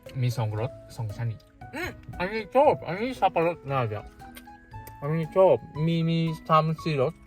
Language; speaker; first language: Thai; non-native, learner; Japanese